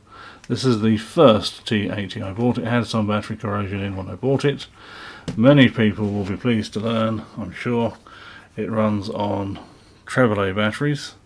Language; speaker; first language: English; native; English